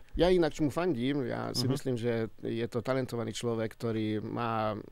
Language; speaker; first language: Slovak; non-native, local second language; Hungarian